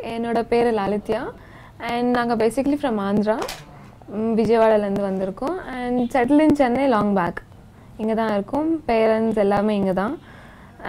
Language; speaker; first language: Tamil; non-native, local second language; Telugu